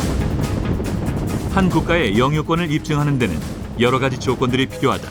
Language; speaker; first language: Korean; native; Korean